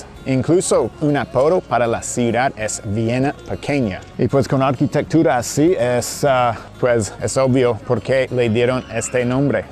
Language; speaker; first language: Spanish; non-native, fluent; English